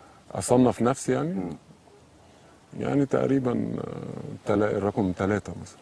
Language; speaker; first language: Arabic; native; Arabic